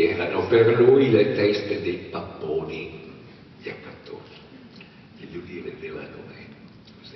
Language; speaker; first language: Italian; native; Italian